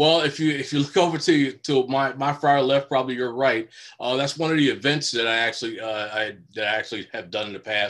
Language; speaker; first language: English; native; English